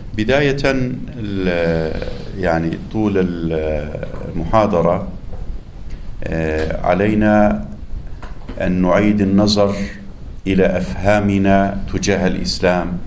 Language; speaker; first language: Arabic; non-native, fluent; Turkish